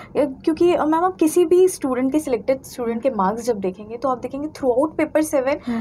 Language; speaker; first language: Hindi; native; Hindi